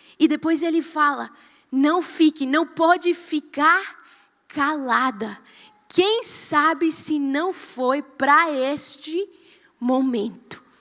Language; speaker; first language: Portuguese; non-native, fluent; Spanish